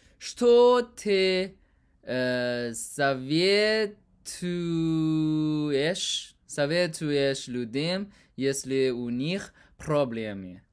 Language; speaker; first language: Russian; non-native, learner; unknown